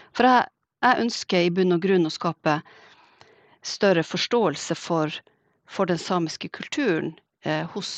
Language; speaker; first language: Norwegian; native; Norwegian